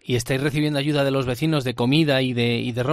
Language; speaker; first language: Spanish; native; Spanish